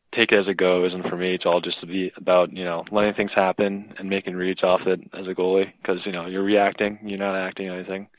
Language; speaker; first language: English; native; English